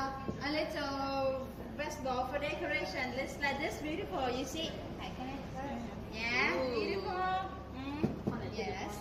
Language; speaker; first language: English; non-native, learner; Vietnamese